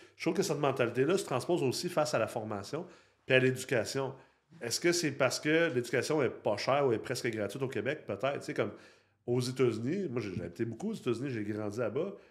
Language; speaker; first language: French; native; French